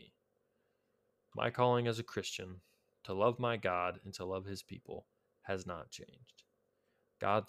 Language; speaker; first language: English; native; English